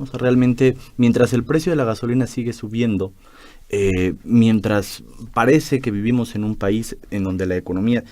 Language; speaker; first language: Spanish; native; Spanish